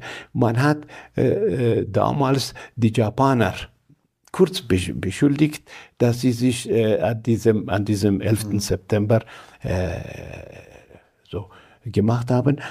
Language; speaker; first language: German; non-native, fluent; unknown